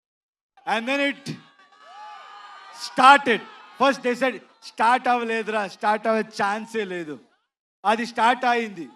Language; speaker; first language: Telugu; non-native, learner; Kannada